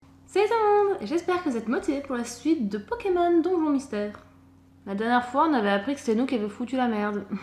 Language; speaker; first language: French; native; French